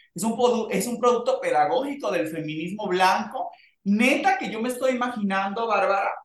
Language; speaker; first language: Spanish; native; Spanish